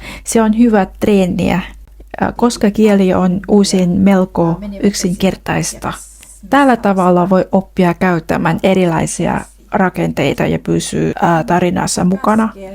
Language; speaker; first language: Finnish; non-native, fluent; Vietnamese